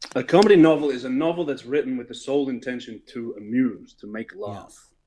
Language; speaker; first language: English; native; English